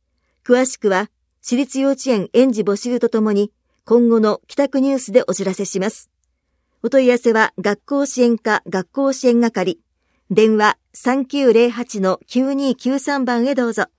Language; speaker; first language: Japanese; native; Japanese